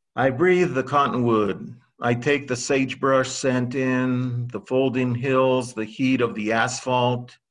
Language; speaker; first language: English; early bilingual, other home language; Spanish